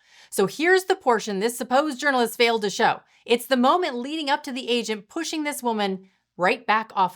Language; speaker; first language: English; native; English